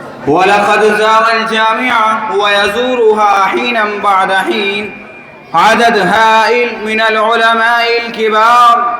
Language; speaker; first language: Arabic; non-native, learner; Urdu